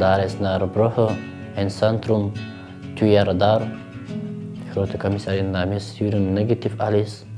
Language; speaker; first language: Dutch; non-native, learner; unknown